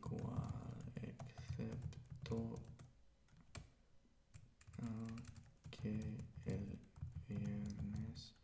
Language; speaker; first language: Spanish; non-native, learner; English